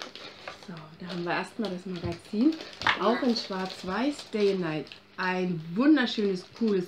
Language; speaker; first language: German; native; German